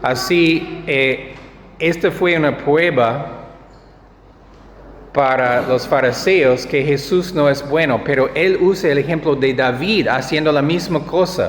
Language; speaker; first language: Spanish; non-native, fluent; English